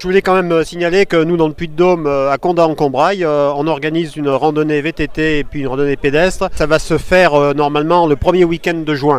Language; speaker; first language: French; native; French